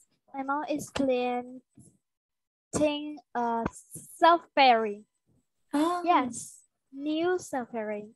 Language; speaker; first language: English; non-native, learner; Vietnamese